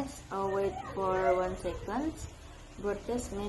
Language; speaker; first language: English; non-native, learner; Indonesian